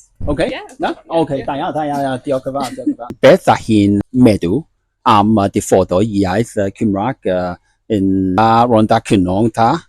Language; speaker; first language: Welsh; non-native, learner; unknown